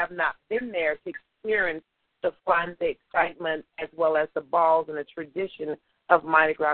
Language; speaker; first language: English; native; English